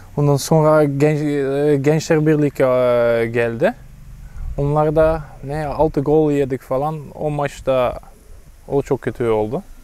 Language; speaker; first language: Turkish; non-native, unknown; Dutch